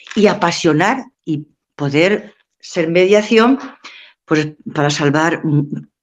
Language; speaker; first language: Spanish; native; Spanish